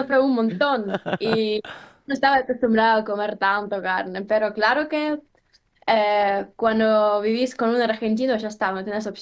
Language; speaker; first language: Spanish; non-native, learner; Ukrainian